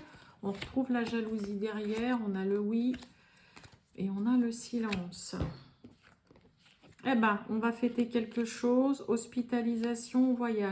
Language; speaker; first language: French; native; French